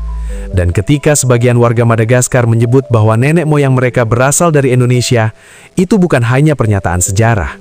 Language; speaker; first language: Indonesian; native; Indonesian